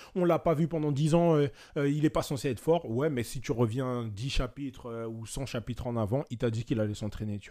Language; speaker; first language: French; native; French